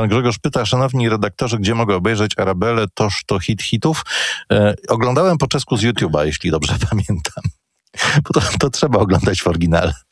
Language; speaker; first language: Polish; native; Polish